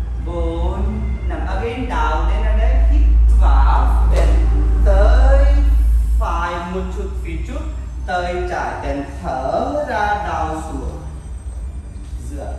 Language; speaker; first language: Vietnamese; non-native, learner; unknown